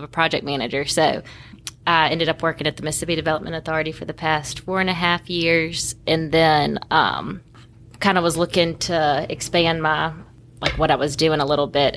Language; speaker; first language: English; native; English